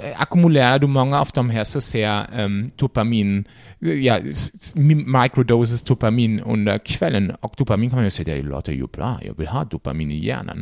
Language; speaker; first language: Swedish; non-native, fluent; German